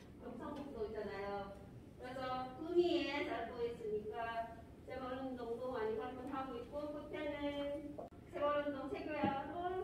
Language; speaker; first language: Korean; non-native, fluent; Filipino